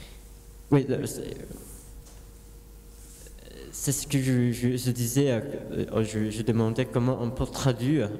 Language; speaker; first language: French; non-native, learner; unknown